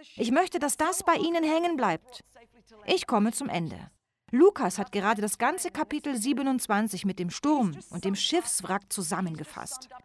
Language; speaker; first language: German; non-native, fluent; English